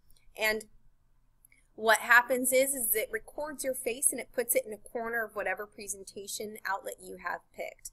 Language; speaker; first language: English; native; English